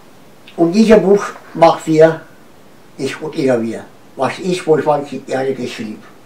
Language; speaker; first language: German; non-native, learner; Romanian